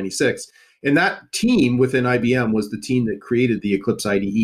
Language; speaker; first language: English; native; English